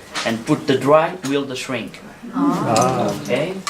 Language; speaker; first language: English; non-native, learner; Portuguese